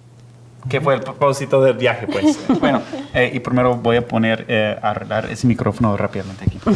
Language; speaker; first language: Spanish; non-native, fluent; English